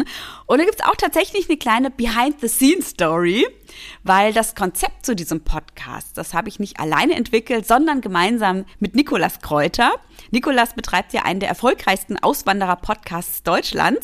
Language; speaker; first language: German; native; German